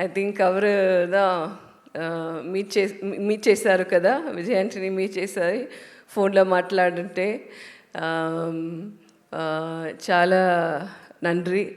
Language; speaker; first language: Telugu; non-native, learner; Tamil